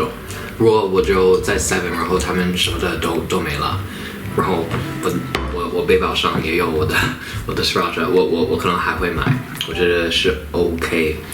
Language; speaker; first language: Chinese; non-native, fluent; English